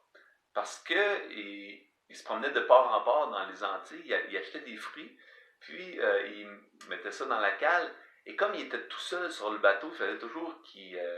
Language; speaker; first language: French; native; French